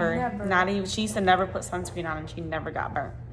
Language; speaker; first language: English; native; English